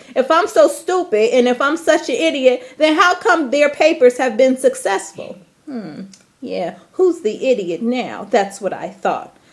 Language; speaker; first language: English; native; English